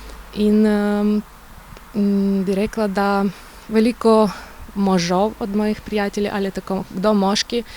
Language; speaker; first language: Slovenian; non-native, learner; Ukrainian